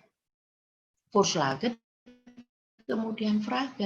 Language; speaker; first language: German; non-native, fluent; Indonesian